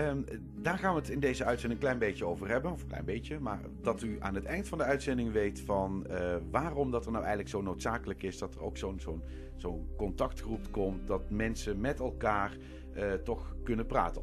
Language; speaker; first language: Dutch; native; Dutch